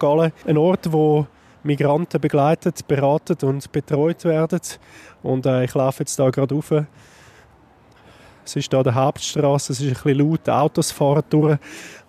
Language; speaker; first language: German; native; German